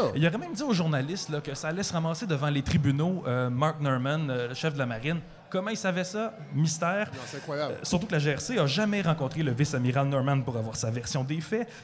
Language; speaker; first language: French; native; French